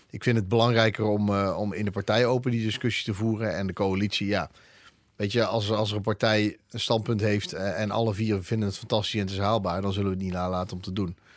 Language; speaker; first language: Dutch; native; Dutch